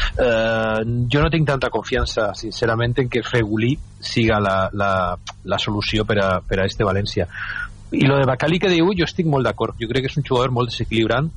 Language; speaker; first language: Catalan; native; Catalan